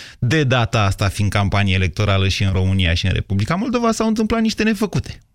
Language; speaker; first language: Romanian; native; Romanian